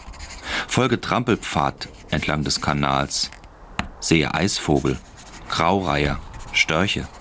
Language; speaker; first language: German; native; German